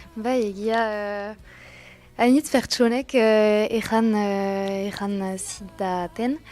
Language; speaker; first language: Basque; non-native, local second language; French